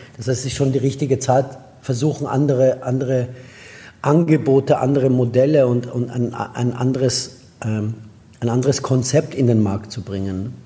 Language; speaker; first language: German; non-native, fluent; Persian